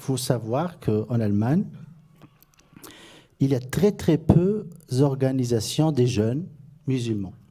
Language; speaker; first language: French; non-native, fluent; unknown